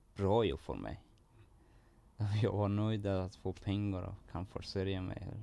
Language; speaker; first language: Swedish; non-native, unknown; Persian